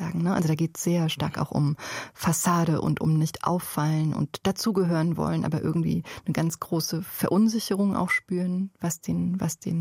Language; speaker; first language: German; native; German